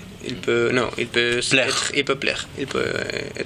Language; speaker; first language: French; non-native, learner; Spanish